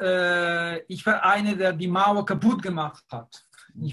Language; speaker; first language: German; non-native, fluent; Spanish